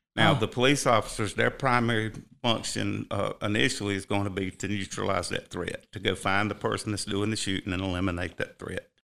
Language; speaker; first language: English; native; English